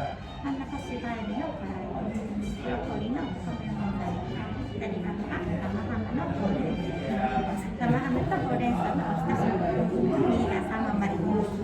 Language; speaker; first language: Japanese; native; Japanese